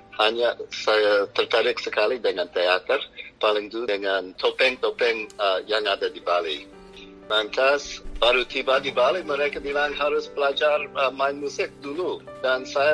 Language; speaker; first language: Indonesian; non-native, fluent; English